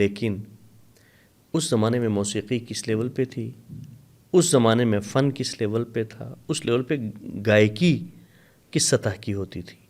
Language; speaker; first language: Urdu; non-native, local second language; Sicilian